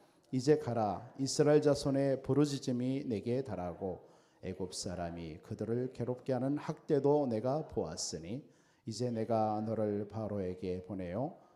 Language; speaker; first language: Korean; native; Korean